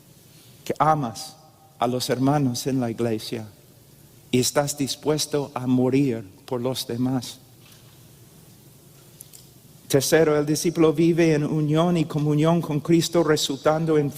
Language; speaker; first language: Spanish; non-native, fluent; English